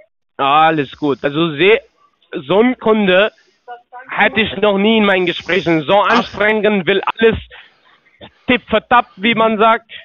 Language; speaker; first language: German; non-native, learner; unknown